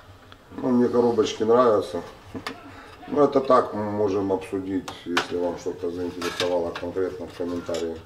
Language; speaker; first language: Russian; native; Russian